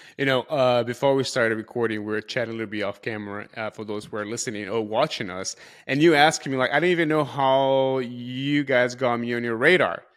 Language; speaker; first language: English; non-native, fluent; Portuguese